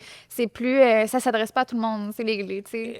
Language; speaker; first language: French; native; French